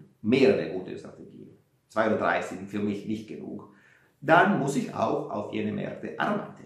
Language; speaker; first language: German; non-native, fluent; Italian